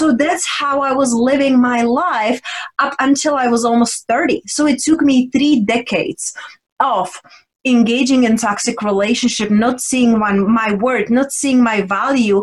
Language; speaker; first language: English; non-native, fluent; Czech